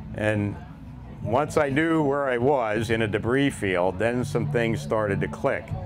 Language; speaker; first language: English; native; English